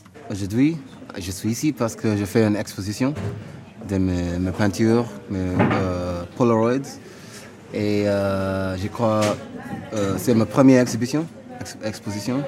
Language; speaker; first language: French; non-native, learner; Yoruba